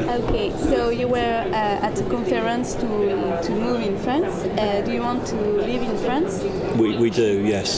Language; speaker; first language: English; non-native, learner; French